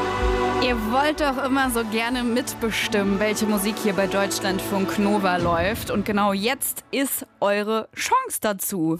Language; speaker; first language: German; native; German